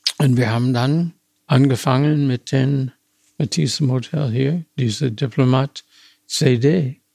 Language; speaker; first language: German; non-native, fluent; English